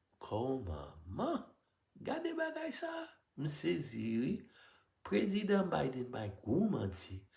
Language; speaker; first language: Haitian Creole; early bilingual, other home language; English